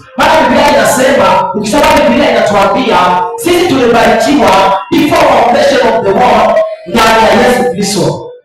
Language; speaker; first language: Swahili; non-native, local second language; Rundi